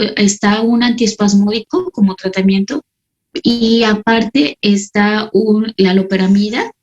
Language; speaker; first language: Spanish; native; Spanish